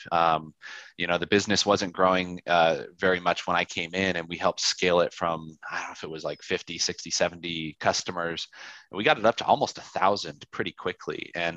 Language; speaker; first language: English; native; English